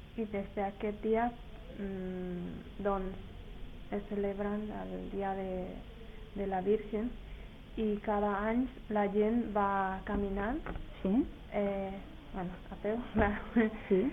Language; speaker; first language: Catalan; non-native, learner; Spanish